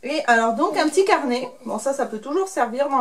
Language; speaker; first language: French; native; French